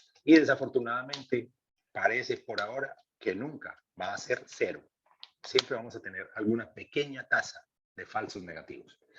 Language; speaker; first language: Spanish; native; Spanish